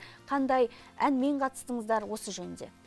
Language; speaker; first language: Kazakh; native; Kazakh